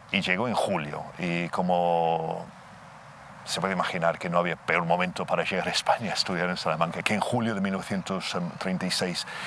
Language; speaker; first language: Spanish; non-native, fluent; English